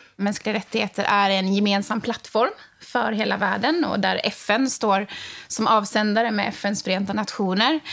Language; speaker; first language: Swedish; native; Swedish